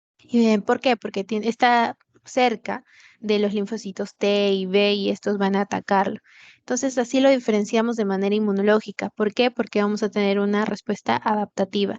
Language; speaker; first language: Spanish; native; Spanish